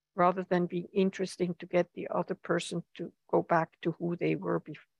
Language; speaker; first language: English; non-native, fluent; German